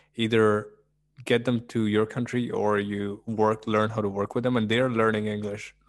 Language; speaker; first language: English; early bilingual, other home language; Russian